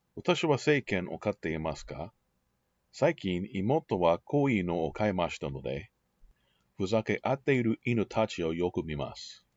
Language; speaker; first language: Japanese; non-native, learner; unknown